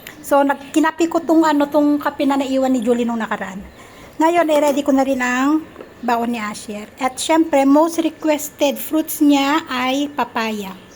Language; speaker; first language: Filipino; native; Filipino